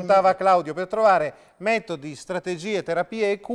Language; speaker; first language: Italian; native; Italian